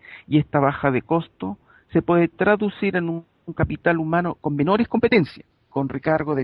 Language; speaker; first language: Spanish; native; Spanish